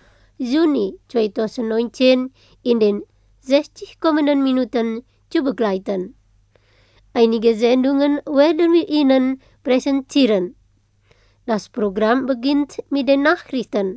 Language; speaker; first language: German; non-native, fluent; Indonesian